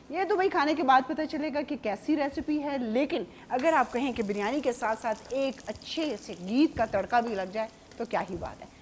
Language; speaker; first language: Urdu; native; Urdu